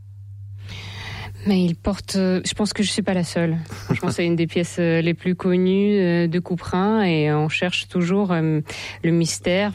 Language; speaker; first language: French; non-native, fluent; Russian